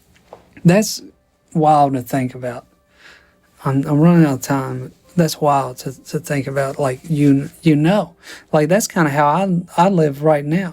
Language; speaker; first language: English; native; English